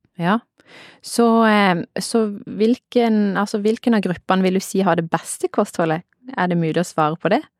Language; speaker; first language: Norwegian; native; Norwegian